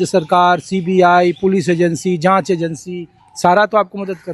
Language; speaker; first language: Hindi; native; Hindi